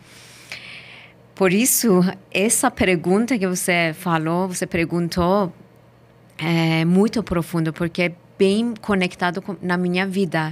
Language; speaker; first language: Portuguese; non-native, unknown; Persian